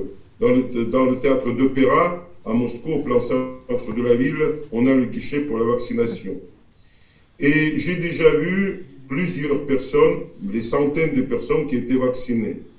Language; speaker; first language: French; non-native, fluent; Russian